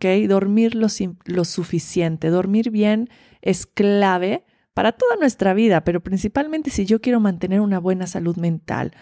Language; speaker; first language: Spanish; native; Spanish